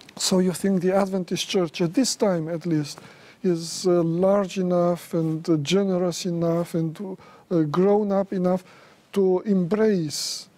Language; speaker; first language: English; non-native, fluent; Romanian